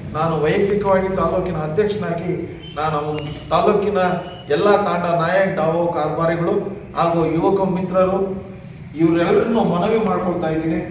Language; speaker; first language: Kannada; non-native, local second language; Lambadi